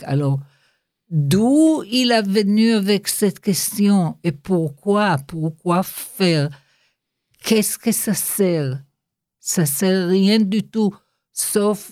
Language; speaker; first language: French; non-native, learner; Hebrew